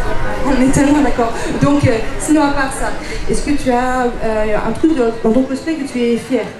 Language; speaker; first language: French; native; French